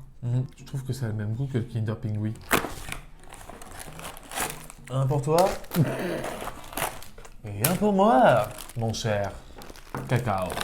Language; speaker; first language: French; native; French